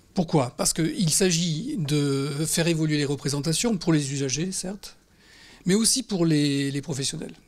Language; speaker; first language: French; native; French